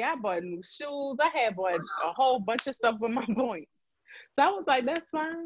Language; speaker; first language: English; native; English